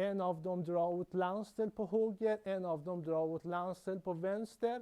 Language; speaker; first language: Swedish; non-native, learner; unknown